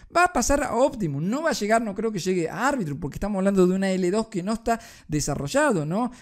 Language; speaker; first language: Spanish; native; Spanish